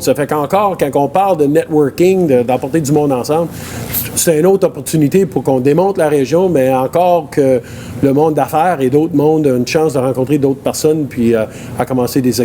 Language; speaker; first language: French; native; French